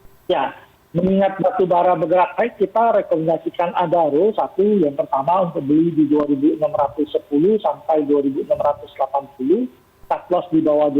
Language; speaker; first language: Indonesian; native; Indonesian